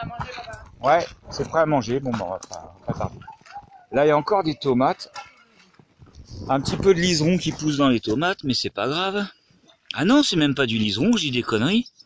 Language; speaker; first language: French; native; French